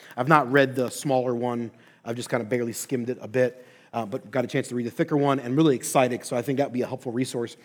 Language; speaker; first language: English; native; English